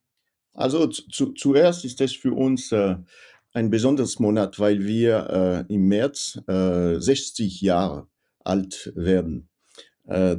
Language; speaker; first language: German; non-native, fluent; French